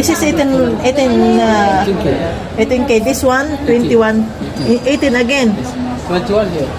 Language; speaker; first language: English; non-native, learner; Filipino